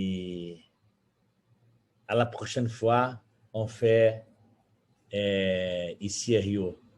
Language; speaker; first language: French; non-native, fluent; Portuguese